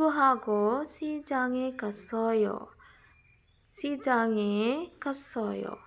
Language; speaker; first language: Korean; non-native, fluent; Indonesian